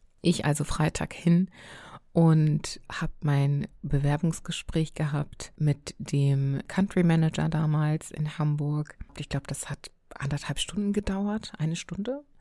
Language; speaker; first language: German; early bilingual, other home language; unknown